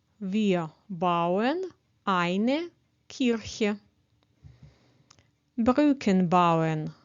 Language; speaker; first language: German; non-native, fluent; Ukrainian